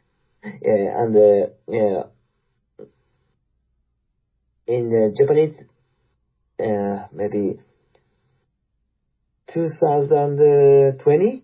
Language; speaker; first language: English; non-native, learner; Japanese